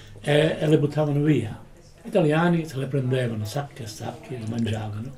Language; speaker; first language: Italian; native; Italian